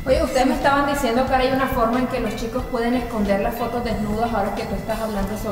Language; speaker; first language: Spanish; native; Spanish